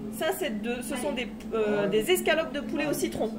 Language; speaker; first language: French; native; French